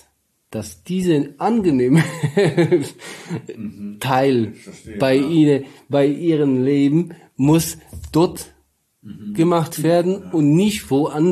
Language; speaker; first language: German; non-native, learner; Polish